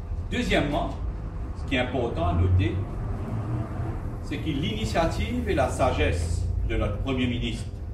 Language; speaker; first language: French; non-native, local second language; Morisyen